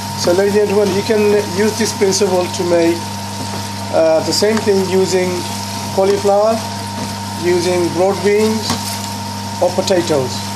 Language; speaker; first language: English; non-native, local second language; Sylheti